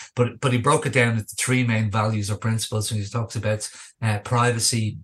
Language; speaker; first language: English; native; English